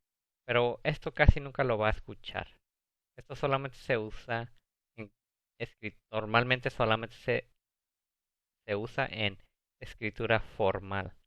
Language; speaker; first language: Spanish; early bilingual, heritage; Spanish